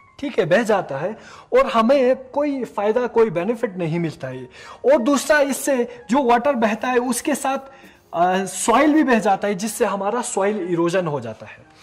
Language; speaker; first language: Hindi; non-native, local second language; Ladakhi